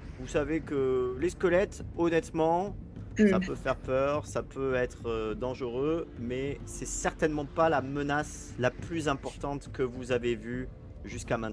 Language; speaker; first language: French; native; French